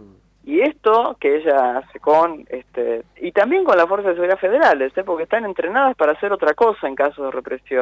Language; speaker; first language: Spanish; native; Spanish